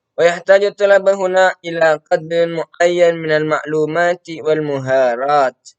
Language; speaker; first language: Arabic; non-native, learner; Indonesian